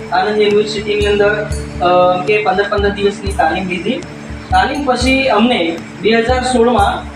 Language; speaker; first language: Gujarati; non-native, local second language; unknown